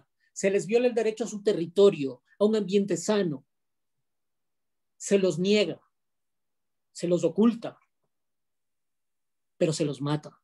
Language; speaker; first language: Spanish; native; Spanish